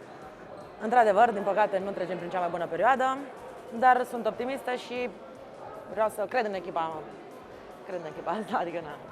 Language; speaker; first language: Romanian; native; Romanian